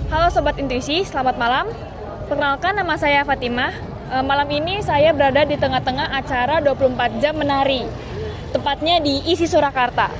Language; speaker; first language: Indonesian; native; Indonesian